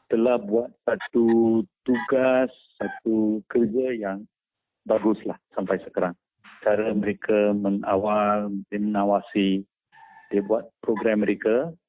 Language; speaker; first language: Malay; non-native, local second language; Tamil